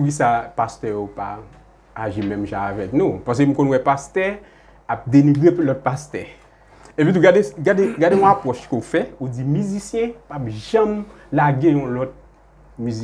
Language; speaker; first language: French; non-native, local second language; Haitian Creole